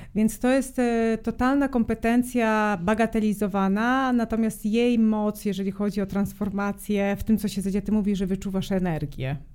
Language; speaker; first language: Polish; non-native, fluent; Serbian